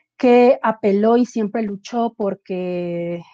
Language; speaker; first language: Spanish; native; Spanish